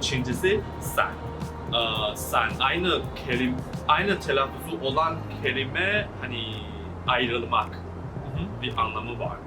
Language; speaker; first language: Turkish; non-native, learner; Chinese